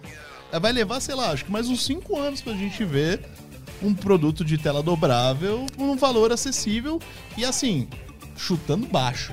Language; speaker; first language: Portuguese; native; Portuguese